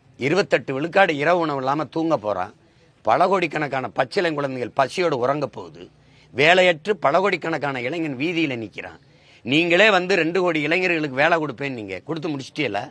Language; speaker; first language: Tamil; native; Tamil